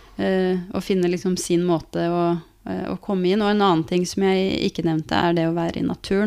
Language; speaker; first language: Norwegian; native; Norwegian